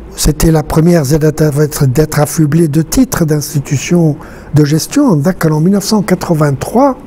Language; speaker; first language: French; non-native, local second language; Arabic